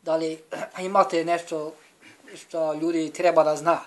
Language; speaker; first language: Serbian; non-native, learner; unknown